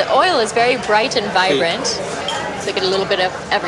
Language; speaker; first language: English; native; English